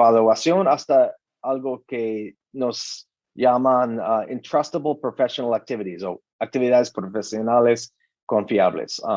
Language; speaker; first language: Spanish; non-native, learner; English